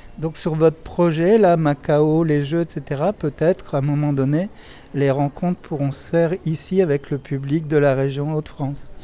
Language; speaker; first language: French; native; French